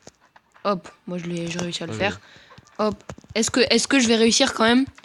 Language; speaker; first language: French; native; French